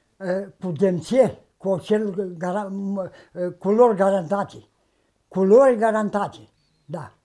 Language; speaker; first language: Romanian; native; Romanian